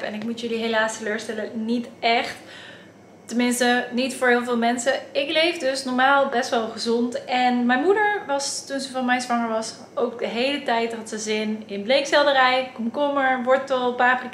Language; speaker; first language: Dutch; native; Dutch